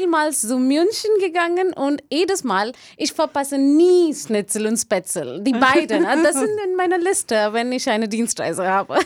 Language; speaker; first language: German; non-native, learner; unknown